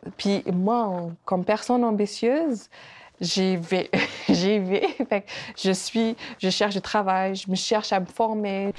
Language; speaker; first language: French; non-native, local second language; Kabyle